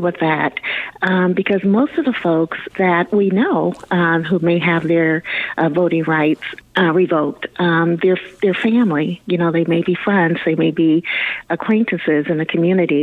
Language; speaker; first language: English; native; English